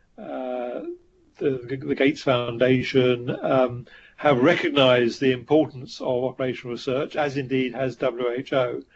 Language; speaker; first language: English; native; English